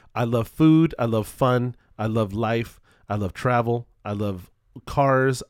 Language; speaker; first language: English; native; English